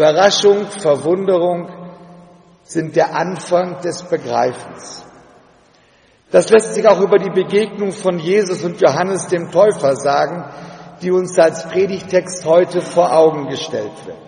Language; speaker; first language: German; native; German